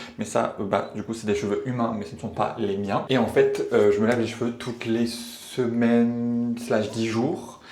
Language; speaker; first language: French; native; French